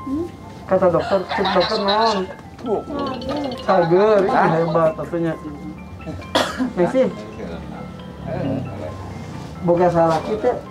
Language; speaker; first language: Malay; non-native, local second language; Sundanese